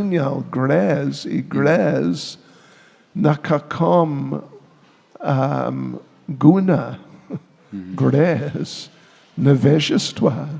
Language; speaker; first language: Russian; non-native, learner; English